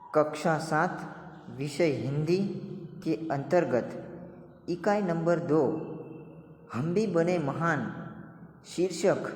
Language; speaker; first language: Hindi; non-native, local second language; Gujarati